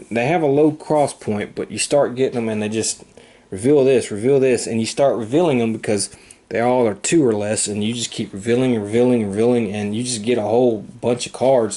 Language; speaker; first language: English; native; English